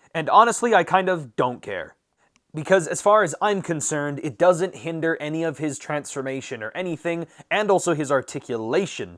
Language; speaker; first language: English; native; English